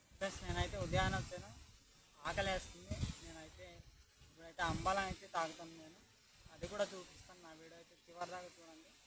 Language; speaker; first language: Telugu; non-native, local second language; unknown